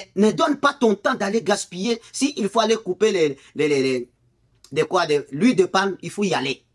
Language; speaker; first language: French; non-native, local second language; Swahili